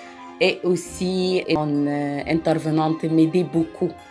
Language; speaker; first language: French; non-native, learner; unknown